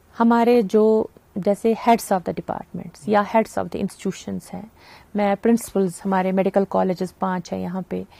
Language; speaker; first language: Hindi; non-native, local second language; Kashmiri